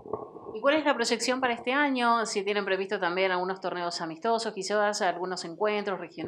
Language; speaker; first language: Spanish; native; Spanish